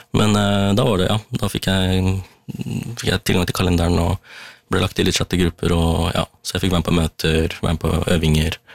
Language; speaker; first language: Norwegian; early bilingual, other home language; Tamil